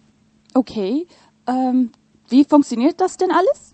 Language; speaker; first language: German; non-native, fluent; English